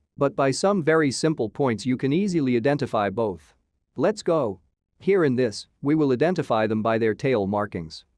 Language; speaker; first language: English; non-native, local second language; Urdu